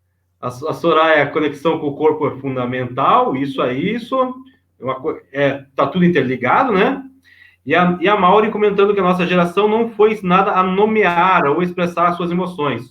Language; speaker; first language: Portuguese; native; Portuguese